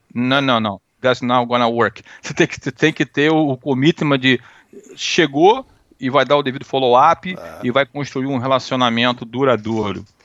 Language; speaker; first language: Portuguese; native; Portuguese